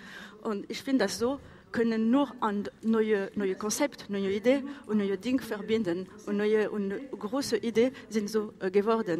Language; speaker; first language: German; non-native, learner; French